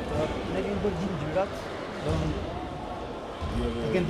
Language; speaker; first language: Albanian; native; Albanian